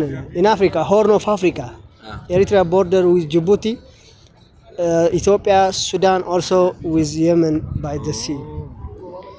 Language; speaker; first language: English; non-native, learner; Tigrinya